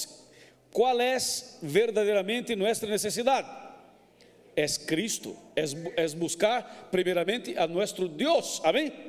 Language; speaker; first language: Spanish; non-native, fluent; Portuguese